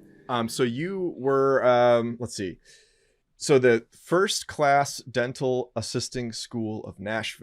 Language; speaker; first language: English; native; English